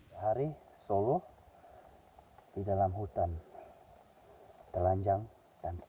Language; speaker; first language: Indonesian; non-native, fluent; English